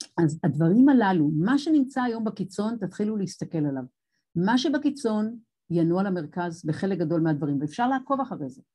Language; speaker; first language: Hebrew; native; Hebrew